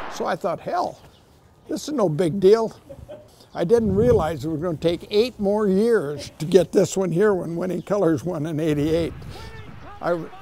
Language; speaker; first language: English; native; English